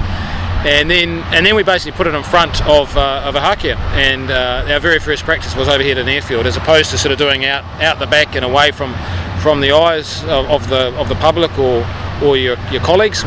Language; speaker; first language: English; native; English